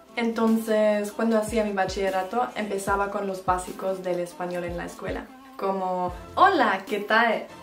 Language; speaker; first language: Spanish; non-native, fluent; German